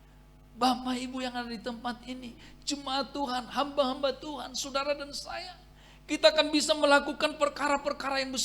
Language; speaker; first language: Indonesian; native; Indonesian